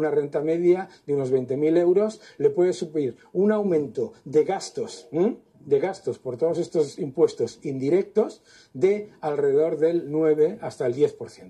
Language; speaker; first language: Spanish; native; Spanish